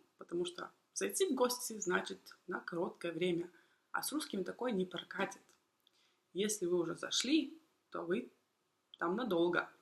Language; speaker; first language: Russian; native; Russian